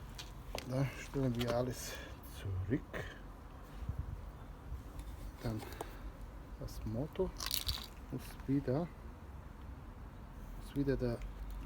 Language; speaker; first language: German; non-native, learner; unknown